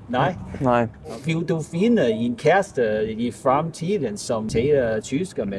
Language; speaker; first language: Danish; non-native, learner; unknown